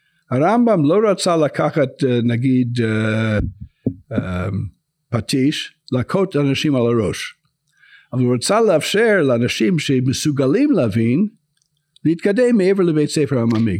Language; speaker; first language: Hebrew; non-native, fluent; English